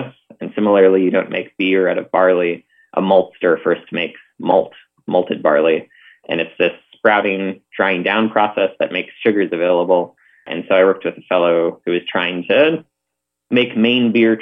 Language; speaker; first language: English; native; English